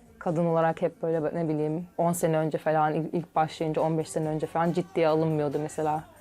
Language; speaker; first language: Turkish; early bilingual, heritage; Turkish